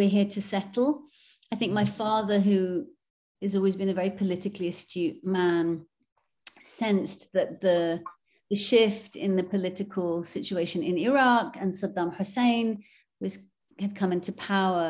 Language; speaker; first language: English; native; English